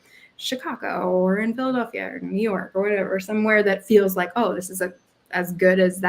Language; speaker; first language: English; native; English